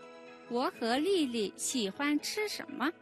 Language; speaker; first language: Chinese; non-native, fluent; Mongolian